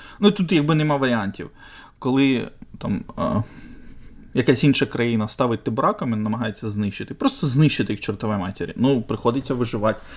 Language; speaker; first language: Ukrainian; native; Ukrainian